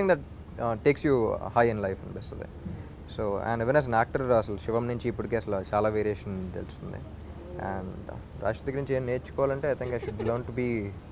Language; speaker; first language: Telugu; native; Telugu